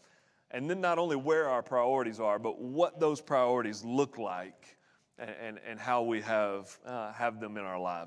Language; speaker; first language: English; native; English